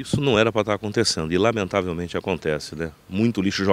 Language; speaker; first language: Portuguese; native; Portuguese